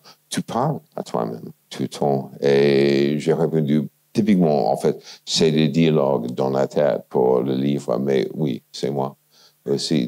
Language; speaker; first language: French; non-native, fluent; English